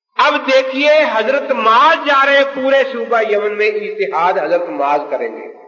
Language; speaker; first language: Urdu; non-native, local second language; Punjabi